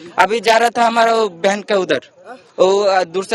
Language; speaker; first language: Hindi; non-native, learner; Bangla